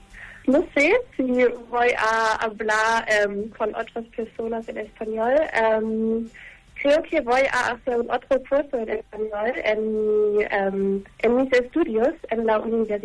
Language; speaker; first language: Spanish; non-native, learner; German